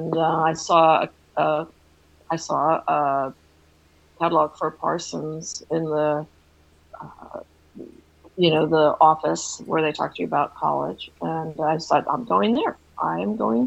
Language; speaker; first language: English; native; English